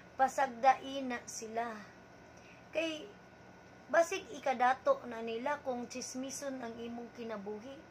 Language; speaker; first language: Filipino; non-native, local second language; Cebuano